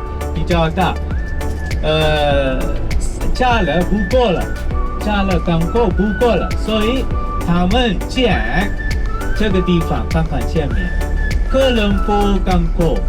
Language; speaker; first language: Chinese; non-native, learner; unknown